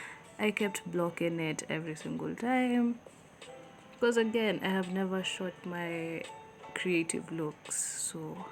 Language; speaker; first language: English; non-native, local second language; Swahili